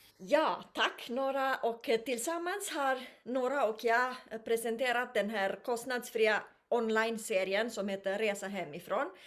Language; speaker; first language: Swedish; non-native, fluent; Romanian